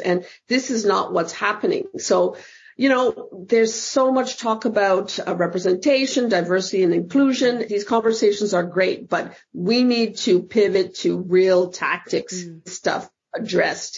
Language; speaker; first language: English; native; English